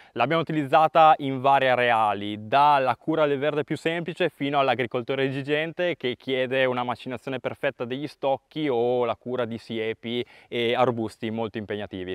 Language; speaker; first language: Italian; native; Italian